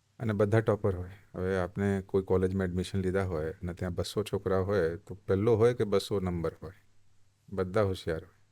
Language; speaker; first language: Gujarati; non-native, local second language; Hindi